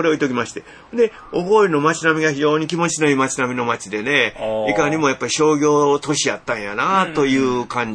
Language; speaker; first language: Japanese; native; Japanese